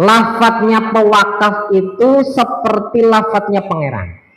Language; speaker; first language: Indonesian; native; Indonesian